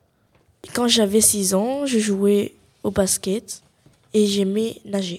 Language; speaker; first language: French; non-native, learner; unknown